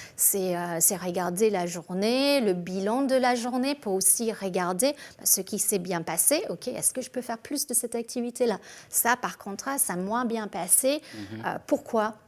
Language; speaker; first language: French; non-native, fluent; English